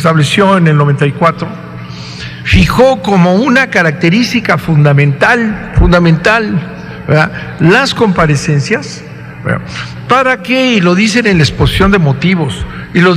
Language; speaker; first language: Spanish; native; Spanish